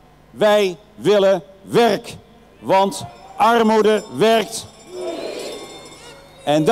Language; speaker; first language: Dutch; native; Dutch